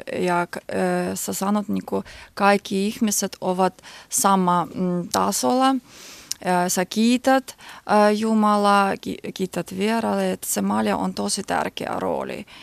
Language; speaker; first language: Finnish; non-native, learner; Georgian